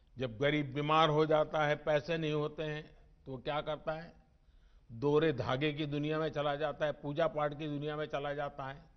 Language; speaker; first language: Hindi; non-native, local second language; Gujarati